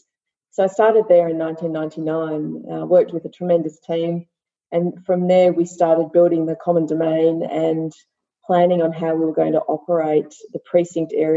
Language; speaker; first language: English; native; English